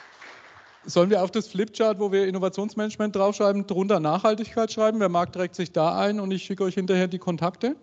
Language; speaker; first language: German; native; German